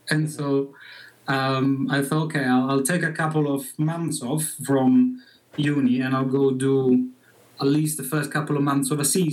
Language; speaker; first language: English; non-native, fluent; Italian